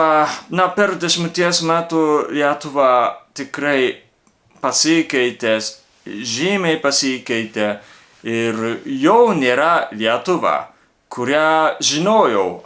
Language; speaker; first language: Lithuanian; non-native, learner; Japanese